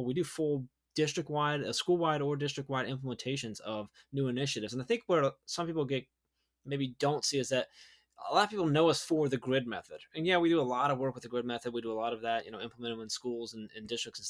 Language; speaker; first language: English; native; English